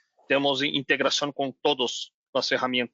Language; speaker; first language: Spanish; non-native, learner; Portuguese